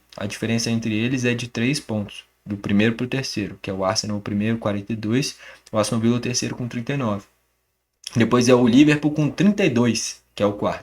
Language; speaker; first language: Portuguese; native; Portuguese